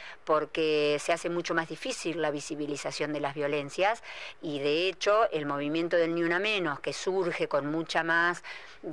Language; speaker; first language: Spanish; native; Spanish